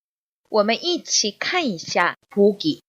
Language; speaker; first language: Chinese; non-native, fluent; Korean